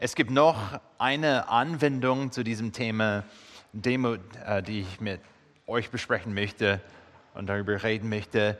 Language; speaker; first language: German; non-native, fluent; English